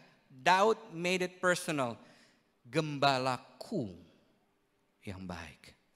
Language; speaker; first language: Indonesian; native; Indonesian